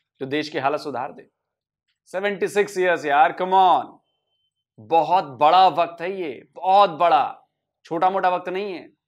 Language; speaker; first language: Hindi; native; Hindi